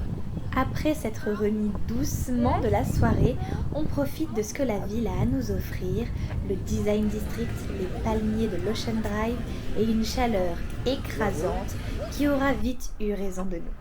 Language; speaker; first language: French; native; French